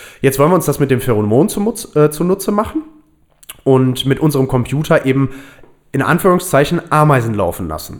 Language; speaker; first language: German; native; German